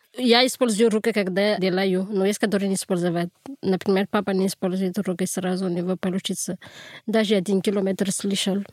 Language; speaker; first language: Russian; non-native, fluent; Malagasy